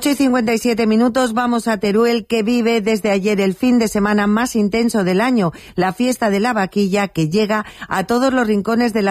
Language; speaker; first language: Spanish; native; Spanish